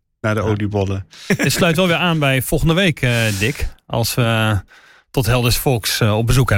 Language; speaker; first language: Dutch; native; Dutch